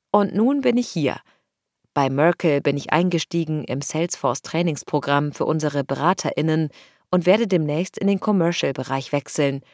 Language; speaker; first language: German; non-native, fluent; Arabic